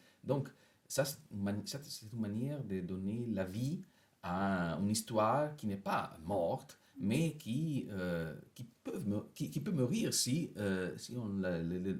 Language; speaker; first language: French; non-native, fluent; Italian